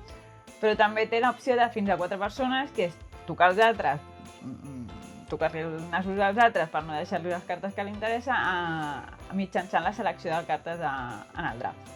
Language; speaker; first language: Catalan; native; Catalan